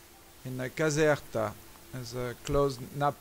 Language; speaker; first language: English; non-native, learner; French